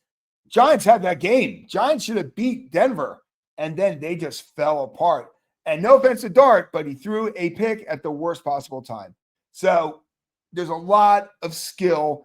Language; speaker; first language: English; native; English